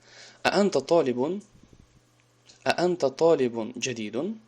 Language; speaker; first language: Arabic; non-native, fluent; Tajik